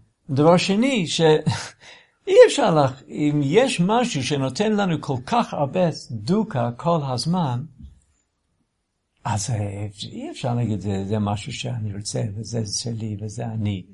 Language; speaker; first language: Hebrew; non-native, fluent; English